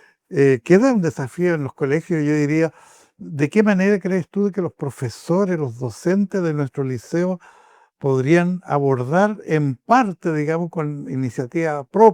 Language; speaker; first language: Spanish; native; Spanish